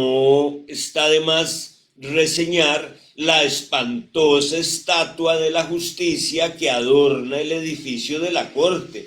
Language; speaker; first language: Spanish; native; Spanish